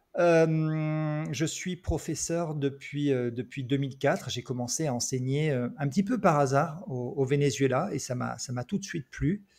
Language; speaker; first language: French; native; French